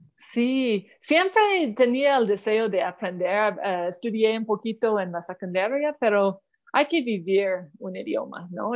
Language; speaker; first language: Spanish; non-native, fluent; English